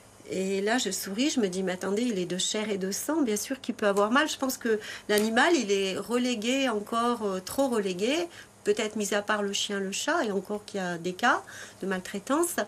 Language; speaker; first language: French; native; French